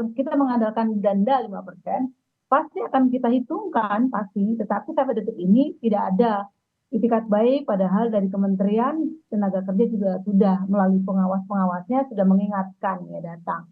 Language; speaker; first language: Indonesian; native; Indonesian